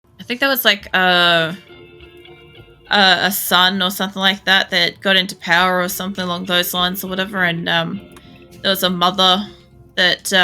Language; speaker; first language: English; native; English